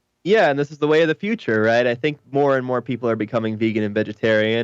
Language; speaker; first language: English; native; English